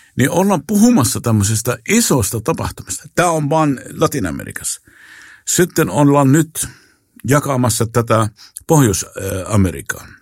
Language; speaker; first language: Finnish; non-native, fluent; Arabic